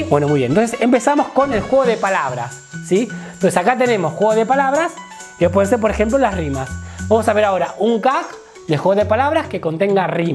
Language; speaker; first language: Spanish; native; Spanish